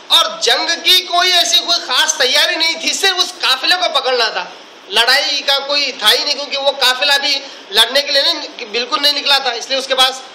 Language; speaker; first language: Urdu; native; Urdu